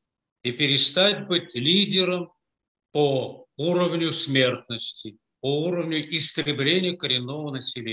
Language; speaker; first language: Russian; native; Russian